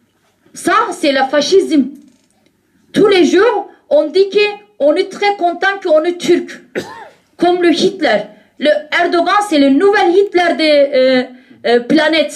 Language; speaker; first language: French; non-native, learner; Kurdish